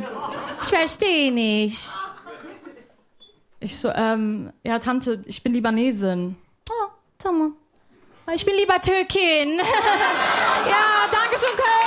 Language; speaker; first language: German; early bilingual, other home language; Arabic